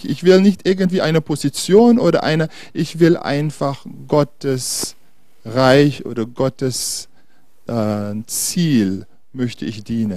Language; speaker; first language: German; non-native, fluent; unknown